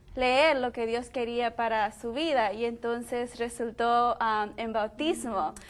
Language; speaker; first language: Spanish; native; Spanish